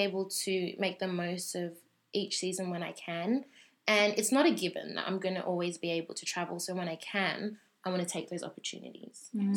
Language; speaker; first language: English; native; English